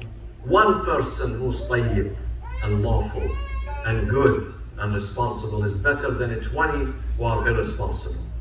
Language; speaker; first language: English; non-native, fluent; Arabic